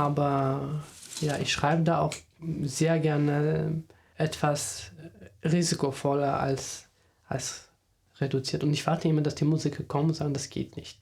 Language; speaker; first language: German; non-native, fluent; Armenian